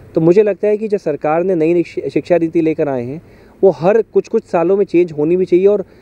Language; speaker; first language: Hindi; native; Hindi